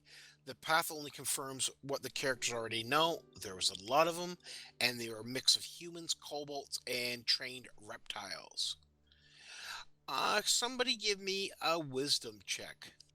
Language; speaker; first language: English; native; English